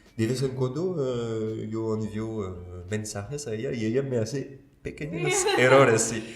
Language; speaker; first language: Spanish; non-native, fluent; French